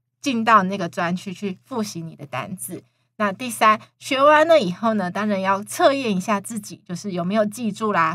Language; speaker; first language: Chinese; native; Chinese